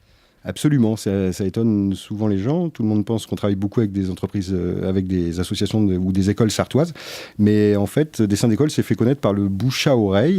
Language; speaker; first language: French; native; French